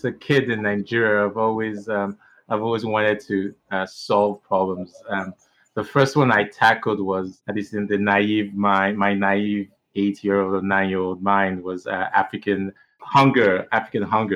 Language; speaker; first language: English; non-native, local second language; Igbo